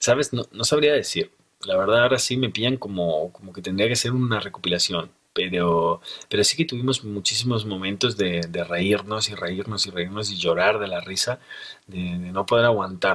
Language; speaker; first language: Spanish; native; Spanish